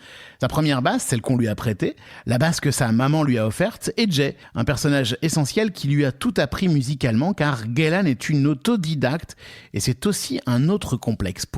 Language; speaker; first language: French; native; French